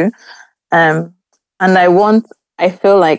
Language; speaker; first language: English; non-native, local second language; Igbo